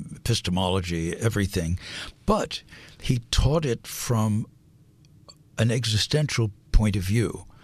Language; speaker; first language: English; native; English